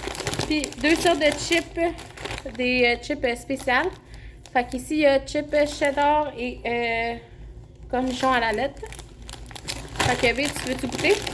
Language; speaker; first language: French; native; French